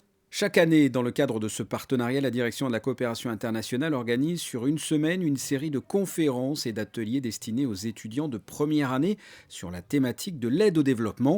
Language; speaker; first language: French; native; French